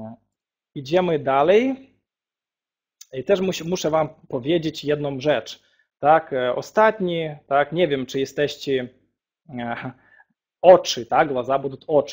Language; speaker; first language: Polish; non-native, fluent; Russian